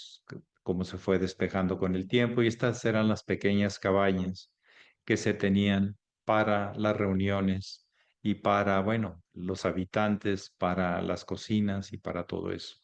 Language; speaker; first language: Spanish; native; Spanish